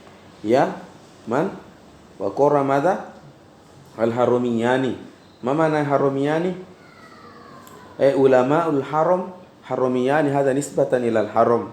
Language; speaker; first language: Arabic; non-native, fluent; Indonesian